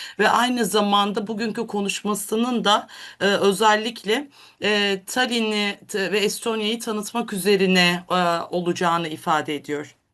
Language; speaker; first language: Turkish; native; Turkish